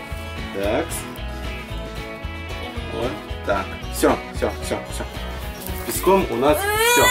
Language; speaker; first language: Russian; native; Russian